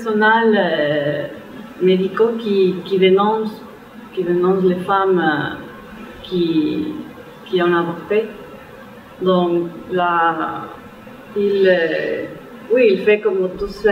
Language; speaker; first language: French; non-native, fluent; Spanish